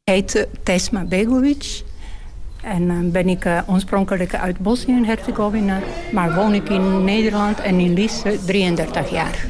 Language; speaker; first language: Dutch; non-native, learner; Bosnian